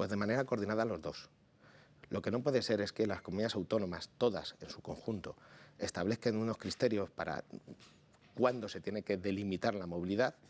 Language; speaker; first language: Spanish; native; Spanish